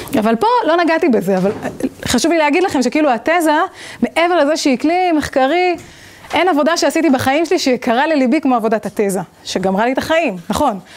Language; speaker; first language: Hebrew; native; Hebrew